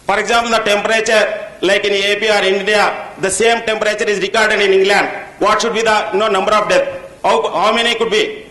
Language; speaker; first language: English; non-native, local second language; Telugu